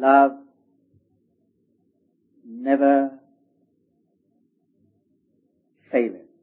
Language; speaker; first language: English; native; English